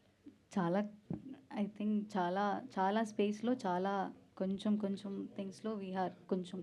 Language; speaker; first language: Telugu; non-native, learner; Malayalam